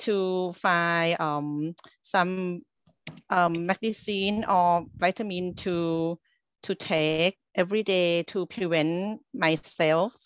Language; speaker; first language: English; non-native, learner; Thai